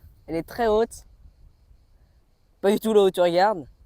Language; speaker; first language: French; native; French